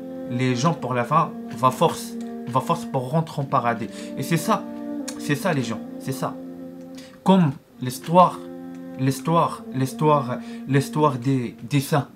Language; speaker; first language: French; non-native, learner; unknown